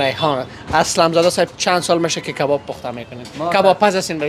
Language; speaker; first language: Persian; native; Persian